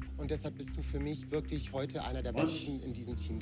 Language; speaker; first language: German; native; German